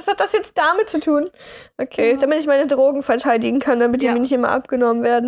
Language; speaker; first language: German; native; German